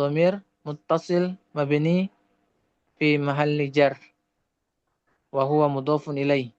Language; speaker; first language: Arabic; non-native, learner; Indonesian